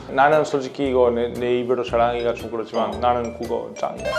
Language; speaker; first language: Korean; non-native, fluent; Italian